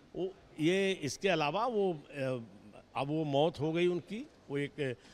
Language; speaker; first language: Hindi; native; Hindi